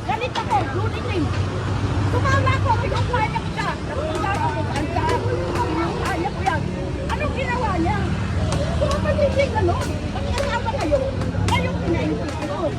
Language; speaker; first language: Filipino; non-native, local second language; Iloko